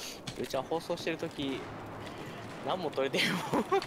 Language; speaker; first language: Japanese; native; Japanese